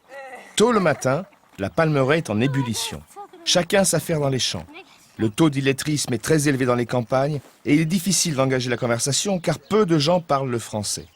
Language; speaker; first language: French; native; French